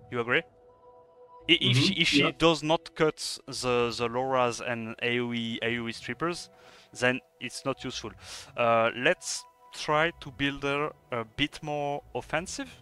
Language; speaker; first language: English; non-native, fluent; French